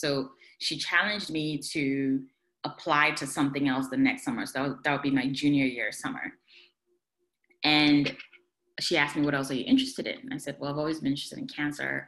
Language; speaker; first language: English; non-native, local second language; Akan